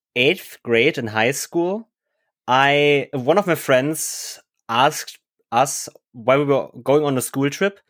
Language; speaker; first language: English; non-native, fluent; German